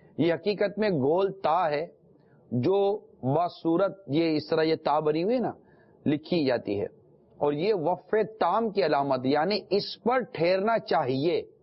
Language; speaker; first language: Urdu; non-native, local second language; Memoni